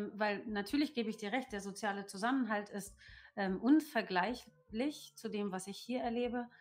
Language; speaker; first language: German; native; German